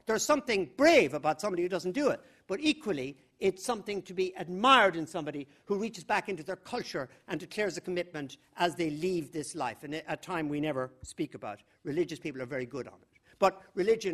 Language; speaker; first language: English; native; English